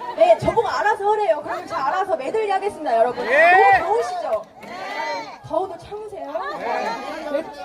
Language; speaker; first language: Korean; native; Korean